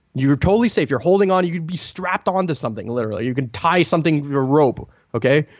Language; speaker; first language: English; non-native, fluent; Italian